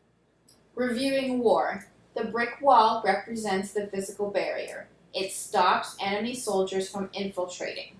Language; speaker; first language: English; native; English